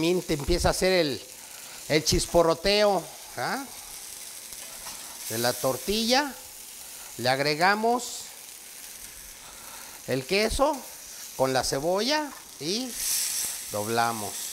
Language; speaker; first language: Spanish; native; Spanish